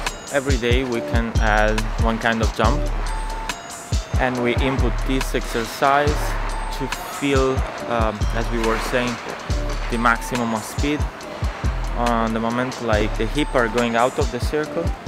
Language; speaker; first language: English; non-native, fluent; Italian